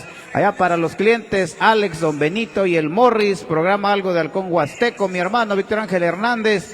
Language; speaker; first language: Spanish; native; Spanish